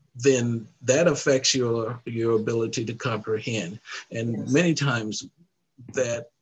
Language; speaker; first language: English; native; English